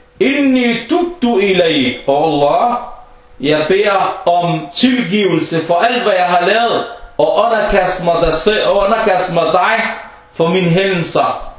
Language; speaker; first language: Danish; non-native, fluent; Arabic